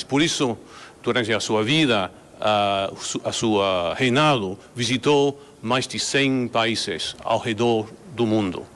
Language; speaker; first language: Portuguese; non-native, learner; English